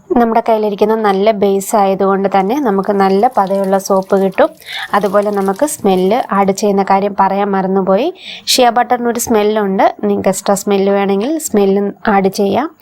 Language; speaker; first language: Malayalam; native; Malayalam